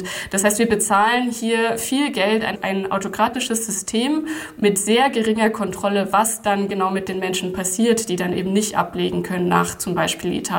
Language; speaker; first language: German; native; German